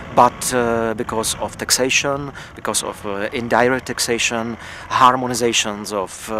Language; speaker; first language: English; non-native, fluent; Czech